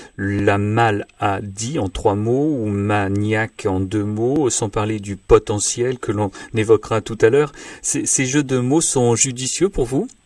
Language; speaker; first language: French; native; French